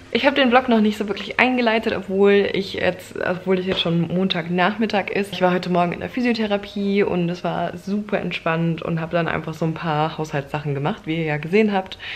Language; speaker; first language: German; native; German